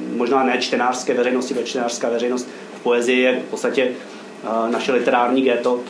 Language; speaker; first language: Czech; native; Czech